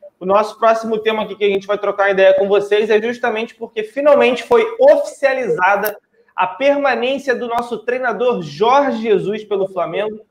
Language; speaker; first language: Portuguese; native; Portuguese